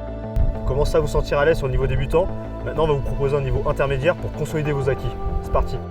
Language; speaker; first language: French; native; French